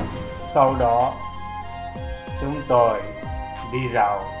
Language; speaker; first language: Vietnamese; non-native, learner; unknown